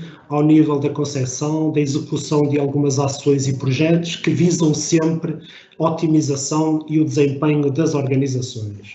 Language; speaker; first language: Portuguese; native; Portuguese